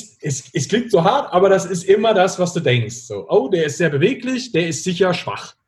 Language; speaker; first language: German; native; German